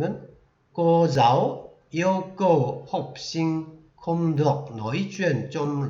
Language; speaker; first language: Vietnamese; non-native, fluent; Korean